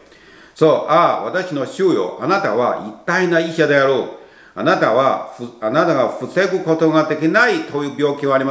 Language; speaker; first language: Japanese; non-native, learner; Chinese